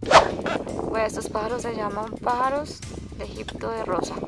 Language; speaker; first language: Spanish; native; Spanish